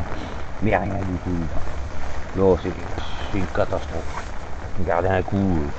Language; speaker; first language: French; native; French